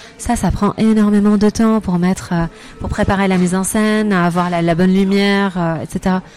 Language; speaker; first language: French; non-native, fluent; Arabic